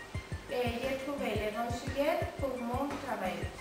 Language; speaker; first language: French; non-native, learner; Spanish